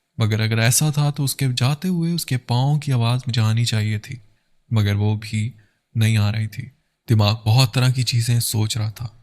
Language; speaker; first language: Urdu; native; Urdu